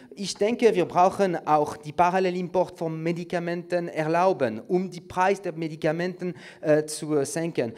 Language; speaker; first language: German; non-native, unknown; French